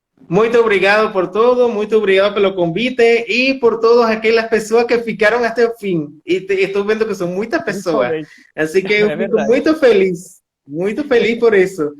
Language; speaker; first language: Portuguese; non-native, fluent; Spanish